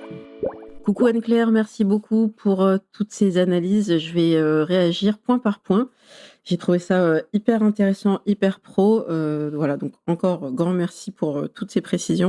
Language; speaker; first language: French; native; French